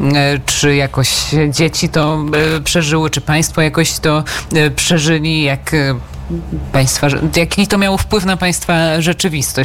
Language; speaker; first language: Polish; native; Polish